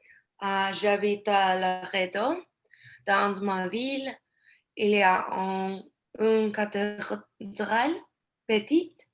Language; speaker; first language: French; non-native, learner; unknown